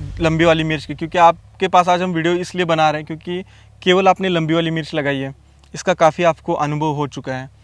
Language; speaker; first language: Hindi; native; Hindi